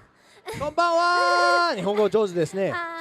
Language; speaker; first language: Japanese; non-native, learner; English